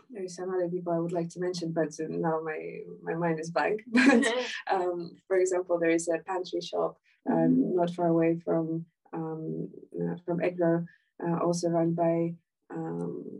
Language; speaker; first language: English; non-native, fluent; Ukrainian